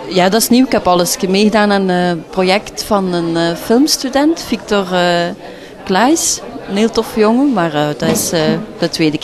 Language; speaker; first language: Dutch; native; Dutch